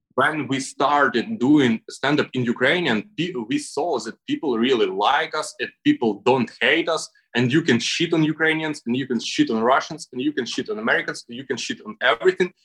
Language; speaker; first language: English; non-native, learner; Ukrainian